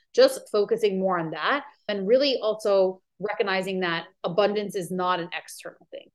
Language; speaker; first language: English; native; English